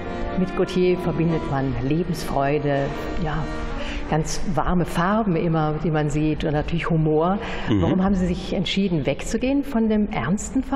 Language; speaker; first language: German; native; German